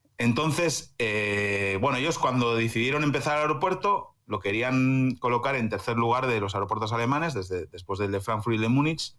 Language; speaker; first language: Spanish; native; Spanish